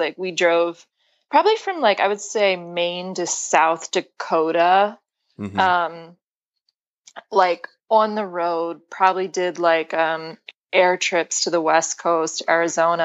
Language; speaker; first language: English; native; English